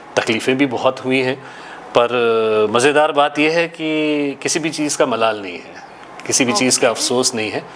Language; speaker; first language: Hindi; native; Hindi